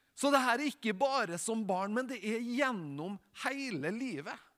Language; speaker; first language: Norwegian; native; Norwegian